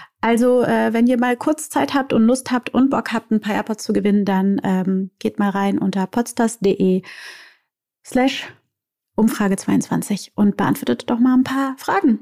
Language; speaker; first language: German; native; German